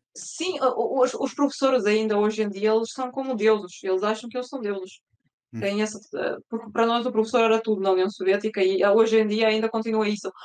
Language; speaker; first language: Portuguese; early bilingual, other home language; Russian